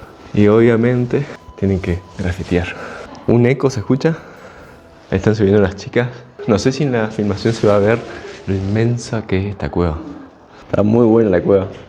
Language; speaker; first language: Spanish; native; Spanish